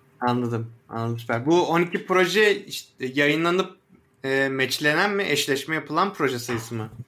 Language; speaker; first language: Turkish; native; Turkish